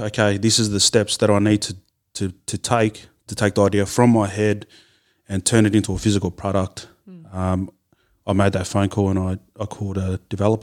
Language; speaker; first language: English; native; English